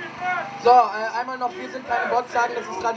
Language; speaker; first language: German; native; German